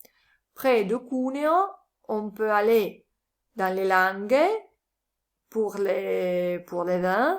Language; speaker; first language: French; non-native, learner; Italian